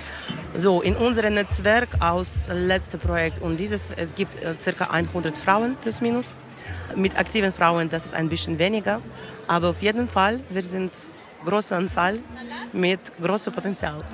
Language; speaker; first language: German; non-native, learner; Russian